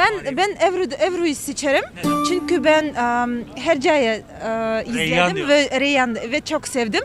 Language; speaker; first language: Turkish; non-native, learner; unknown